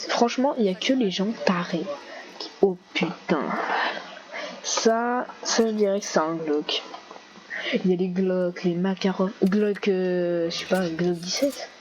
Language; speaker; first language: French; native; French